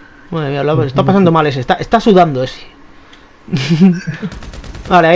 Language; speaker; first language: Spanish; native; Spanish